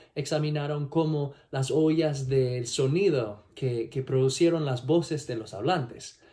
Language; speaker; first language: Spanish; non-native, learner; English